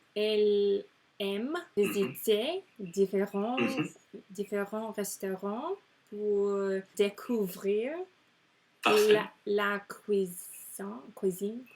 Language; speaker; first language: French; non-native, learner; English